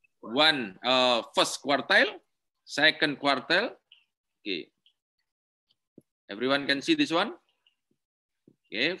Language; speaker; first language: English; non-native, learner; Indonesian